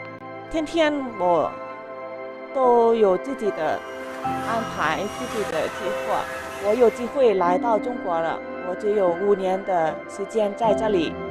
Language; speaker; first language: Chinese; non-native, fluent; Lao